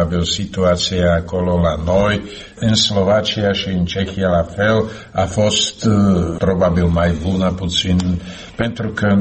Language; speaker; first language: Romanian; non-native, learner; Slovak